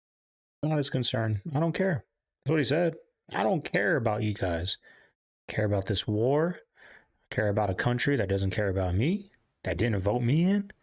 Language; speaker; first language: English; native; English